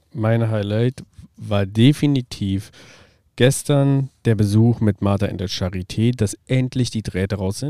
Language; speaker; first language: German; native; German